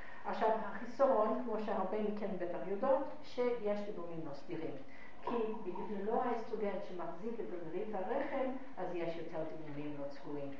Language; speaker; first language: Hebrew; non-native, fluent; English